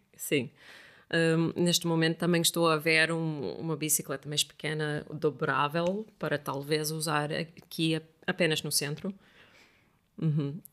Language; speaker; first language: Portuguese; non-native, fluent; English